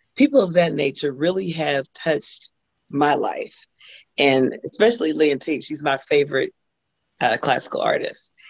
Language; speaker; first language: English; native; English